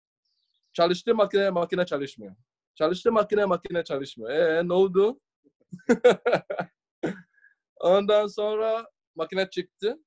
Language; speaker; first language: Turkish; non-native, learner; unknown